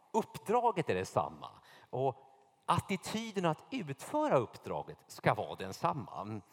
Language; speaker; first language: Swedish; native; Swedish